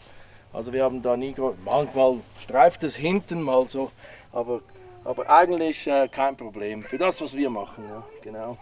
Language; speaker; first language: German; native; German